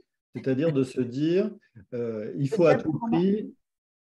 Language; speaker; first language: French; native; French